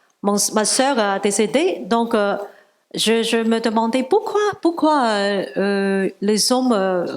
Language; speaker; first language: French; non-native, learner; Cantonese